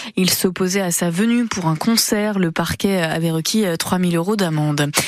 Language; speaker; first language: French; native; French